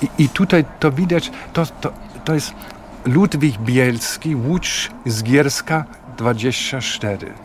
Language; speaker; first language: Polish; non-native, fluent; German